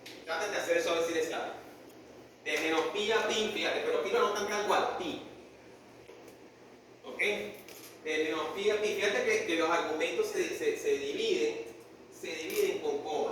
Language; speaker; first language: Spanish; native; Spanish